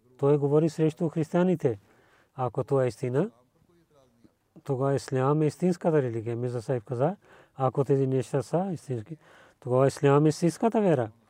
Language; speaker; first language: Bulgarian; non-native, learner; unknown